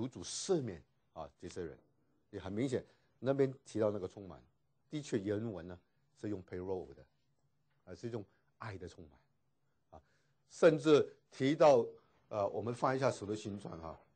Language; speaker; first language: Chinese; native; Chinese